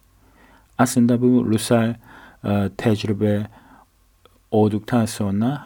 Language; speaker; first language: Turkish; non-native, fluent; Korean